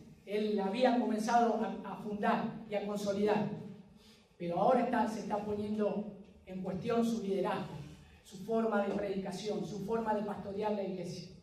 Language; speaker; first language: Spanish; native; Spanish